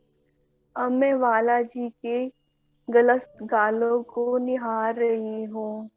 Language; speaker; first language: Hindi; native; Hindi